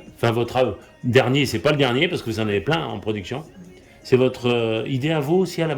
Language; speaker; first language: French; native; French